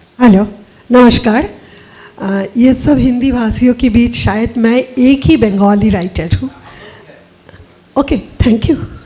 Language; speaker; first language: Hindi; non-native, local second language; Bangla